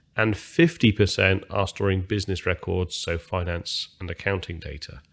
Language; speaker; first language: English; native; English